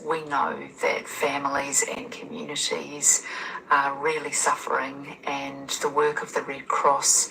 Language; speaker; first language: English; native; English